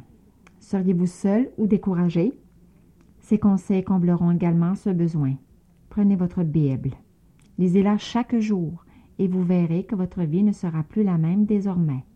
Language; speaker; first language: French; native; French